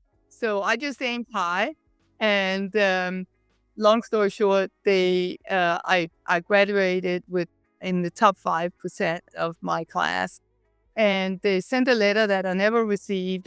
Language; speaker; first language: English; non-native, fluent; Danish